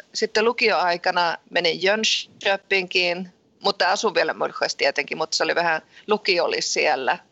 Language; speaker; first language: Finnish; early bilingual, heritage; Finnish